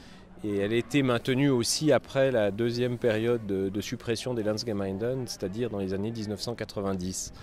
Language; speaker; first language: French; native; French